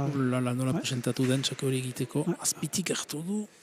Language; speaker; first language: Basque; native; Basque